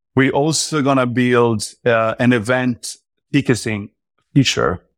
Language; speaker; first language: English; non-native, fluent; Italian